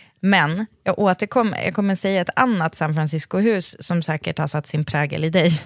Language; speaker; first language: Swedish; native; Swedish